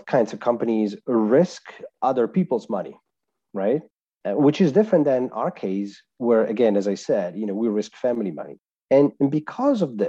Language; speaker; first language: English; non-native, fluent; Italian